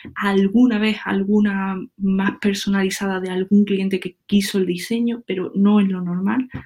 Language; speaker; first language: Spanish; native; Spanish